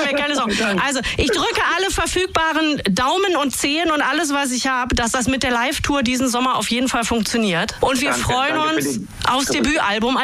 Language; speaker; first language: German; native; German